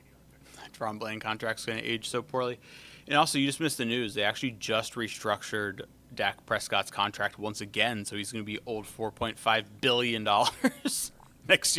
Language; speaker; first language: English; native; English